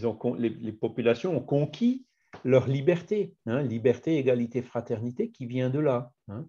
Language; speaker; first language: French; native; French